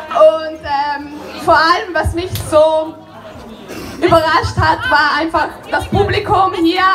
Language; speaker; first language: German; non-native, fluent; Italian